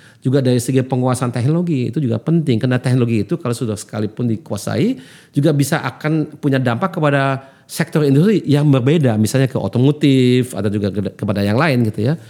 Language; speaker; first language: Indonesian; early bilingual, heritage; German